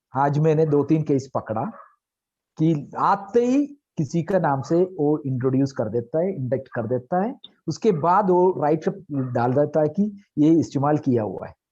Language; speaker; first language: Hindi; non-native, local second language; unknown